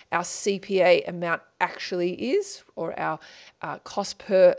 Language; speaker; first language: English; native; English